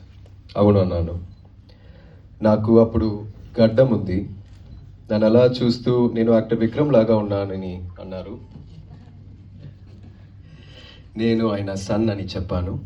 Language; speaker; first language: Telugu; non-native, learner; Tamil